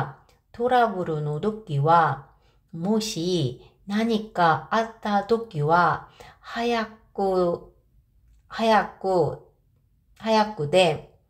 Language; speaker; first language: Japanese; non-native, fluent; Korean